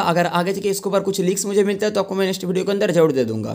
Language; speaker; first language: Hindi; non-native, local second language; Bangla